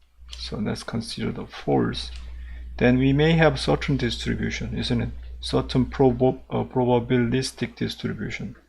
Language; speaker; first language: English; non-native, fluent; Korean